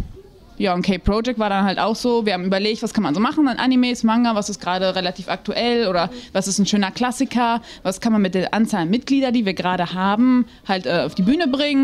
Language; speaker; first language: German; native; German